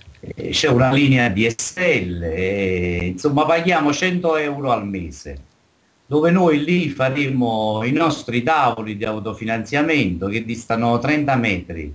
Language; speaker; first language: Italian; native; Italian